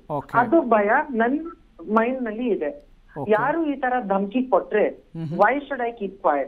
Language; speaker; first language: Kannada; non-native, learner; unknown